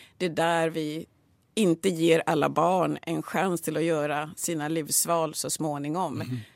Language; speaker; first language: Swedish; early bilingual, other home language; Swahili